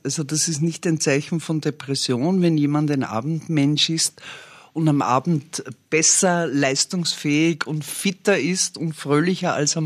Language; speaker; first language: German; native; German